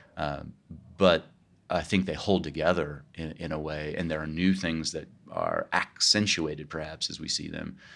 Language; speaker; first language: English; native; English